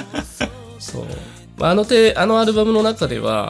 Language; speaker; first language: Japanese; native; Japanese